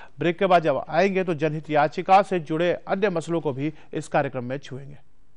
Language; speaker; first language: Hindi; native; Hindi